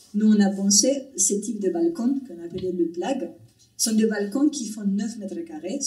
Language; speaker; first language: French; non-native, fluent; Spanish